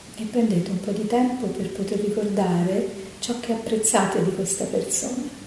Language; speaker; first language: Italian; native; Italian